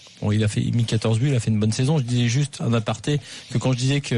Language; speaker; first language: French; native; French